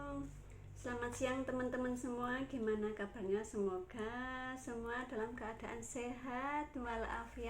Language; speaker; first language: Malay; non-native, local second language; Javanese